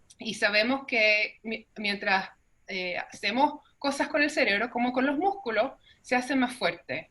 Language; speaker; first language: Spanish; native; Spanish